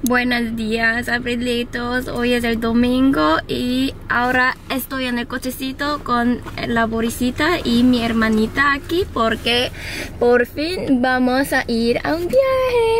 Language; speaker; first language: Spanish; non-native, fluent; Korean